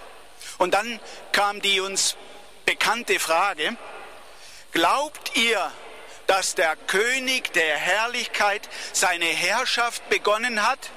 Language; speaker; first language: German; native; German